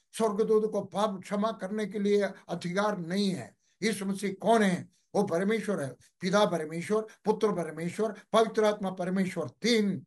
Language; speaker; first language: Hindi; non-native, local second language; Malayalam